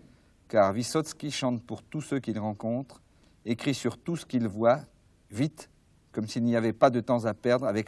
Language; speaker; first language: French; native; French